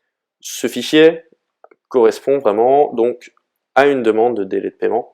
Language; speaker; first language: French; native; French